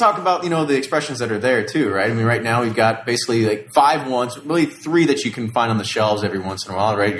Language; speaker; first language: English; native; English